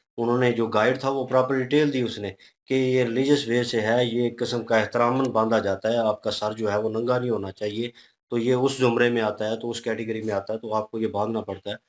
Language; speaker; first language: Urdu; non-native, local second language; Punjabi